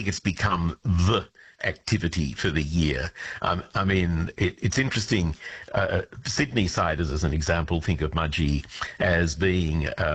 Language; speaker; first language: English; native; English